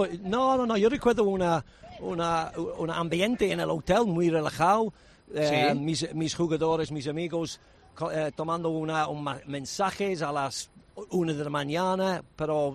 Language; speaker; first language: Spanish; non-native, learner; English